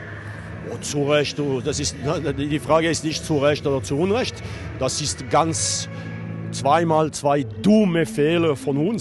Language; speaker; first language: German; non-native, learner; French